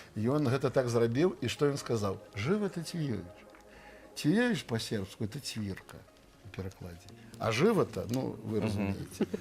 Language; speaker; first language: Belarusian; native; Belarusian